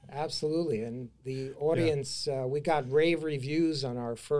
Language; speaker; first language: English; native; English